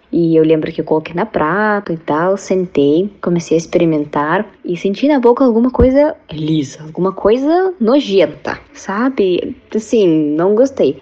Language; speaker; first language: Portuguese; non-native, fluent; Russian